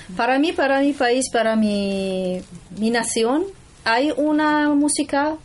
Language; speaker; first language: Spanish; non-native, learner; Persian